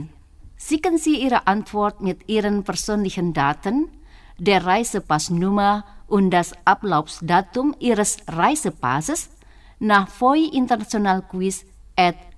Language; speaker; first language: German; non-native, fluent; Indonesian